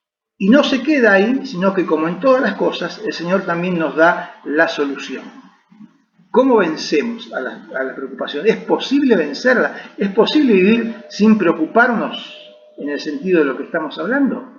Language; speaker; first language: Spanish; native; Spanish